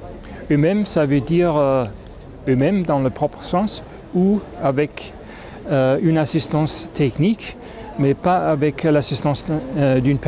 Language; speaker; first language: French; non-native, fluent; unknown